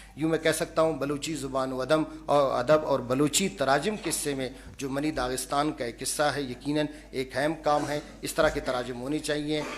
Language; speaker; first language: Urdu; non-native, local second language; Baluchi